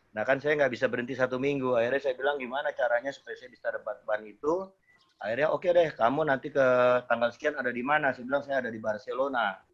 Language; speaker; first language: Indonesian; native; Indonesian